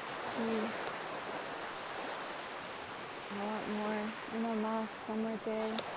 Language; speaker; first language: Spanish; non-native, learner; English